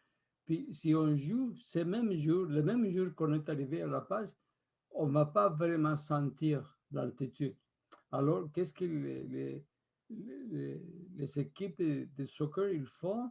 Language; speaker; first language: French; non-native, fluent; Spanish